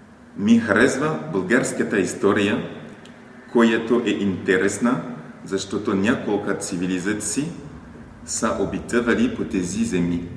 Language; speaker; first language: Bulgarian; non-native, learner; French